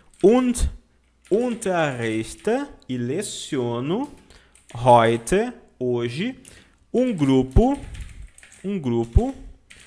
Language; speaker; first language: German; non-native, fluent; Portuguese